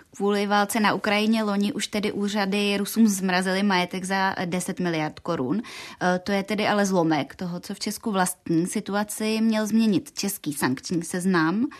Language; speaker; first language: Czech; native; Czech